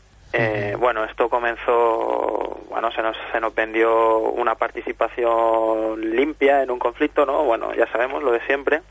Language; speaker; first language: Spanish; native; Spanish